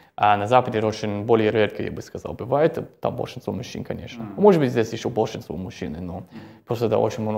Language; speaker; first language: Russian; non-native, fluent; English